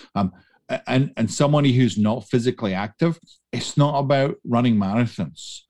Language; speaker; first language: English; native; English